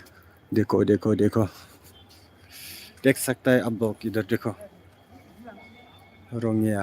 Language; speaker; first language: Hindi; non-native, local second language; Bodo